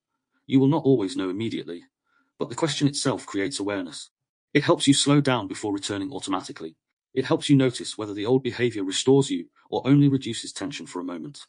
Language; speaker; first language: English; native; English